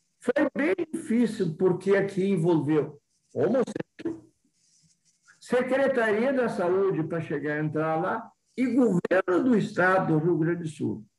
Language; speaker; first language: Portuguese; native; Portuguese